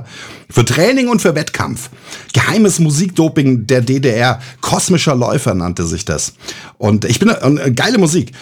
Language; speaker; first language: German; native; German